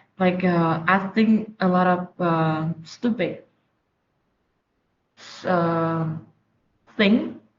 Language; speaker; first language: English; non-native, learner; Vietnamese